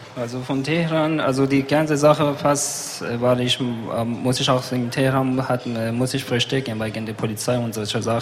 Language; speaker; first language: German; non-native, learner; Persian